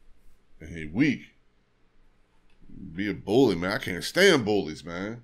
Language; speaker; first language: English; native; English